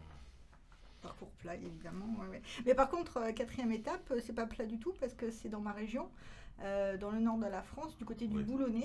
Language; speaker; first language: French; native; French